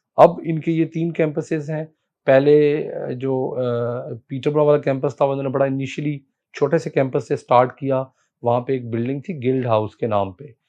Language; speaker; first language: Urdu; native; Urdu